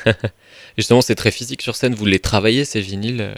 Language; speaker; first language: French; native; French